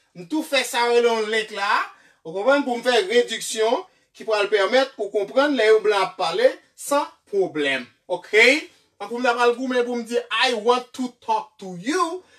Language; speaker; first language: French; native; French